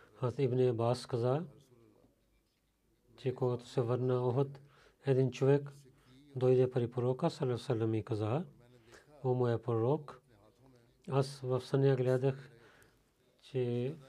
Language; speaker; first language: Bulgarian; non-native, learner; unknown